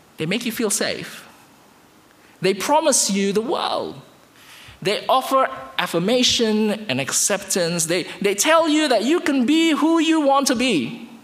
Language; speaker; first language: English; non-native, fluent; Indonesian